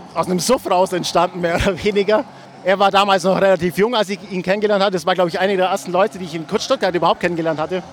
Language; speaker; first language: German; native; German